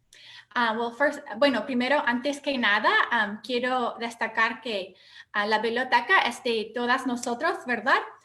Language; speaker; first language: Spanish; non-native, fluent; English